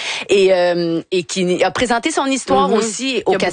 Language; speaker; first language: French; native; French